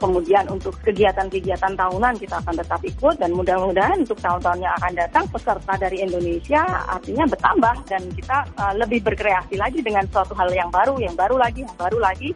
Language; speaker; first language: Indonesian; native; Indonesian